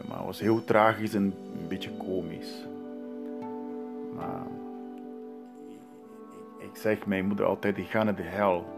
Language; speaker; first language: Dutch; non-native, learner; Portuguese